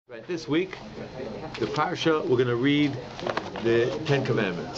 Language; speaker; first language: English; native; English